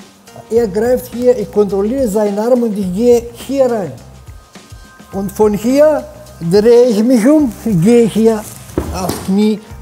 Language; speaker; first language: German; non-native, fluent; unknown